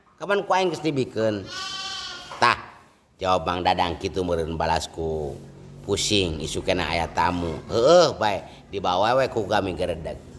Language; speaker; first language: Sundanese; non-native, fluent; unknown